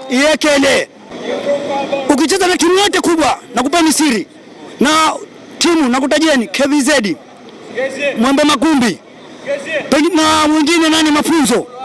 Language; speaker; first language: Swahili; native; Swahili